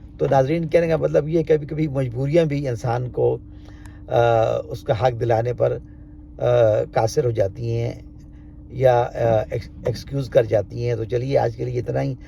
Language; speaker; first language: Urdu; native; Urdu